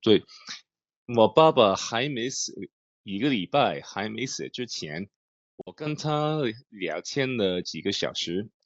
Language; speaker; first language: Chinese; non-native, learner; English